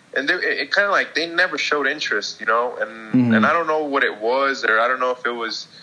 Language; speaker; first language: English; native; English